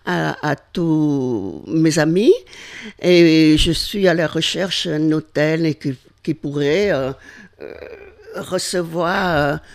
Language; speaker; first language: French; non-native, fluent; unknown